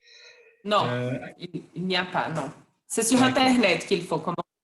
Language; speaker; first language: French; non-native, fluent; Portuguese